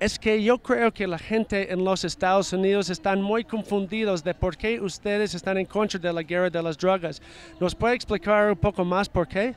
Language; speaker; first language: Spanish; non-native, fluent; English